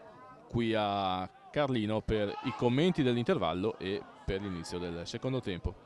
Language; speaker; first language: Italian; native; Italian